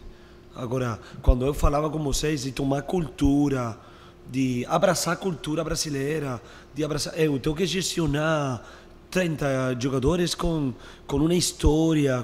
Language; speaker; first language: Portuguese; non-native, learner; Spanish